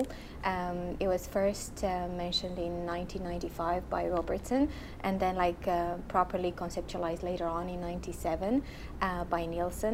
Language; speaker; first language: English; non-native, fluent; Romanian